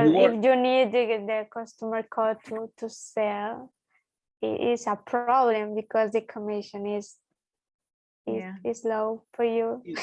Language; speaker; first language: English; non-native, learner; Spanish